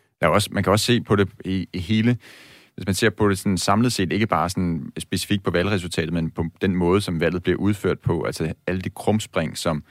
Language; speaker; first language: Danish; native; Danish